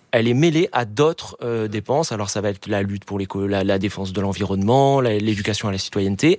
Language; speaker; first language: French; native; French